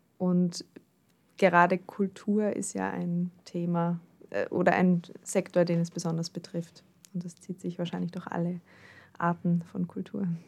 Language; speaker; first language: German; native; German